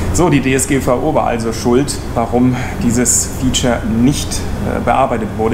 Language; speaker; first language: German; native; German